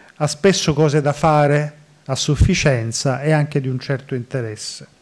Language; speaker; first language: Italian; native; Italian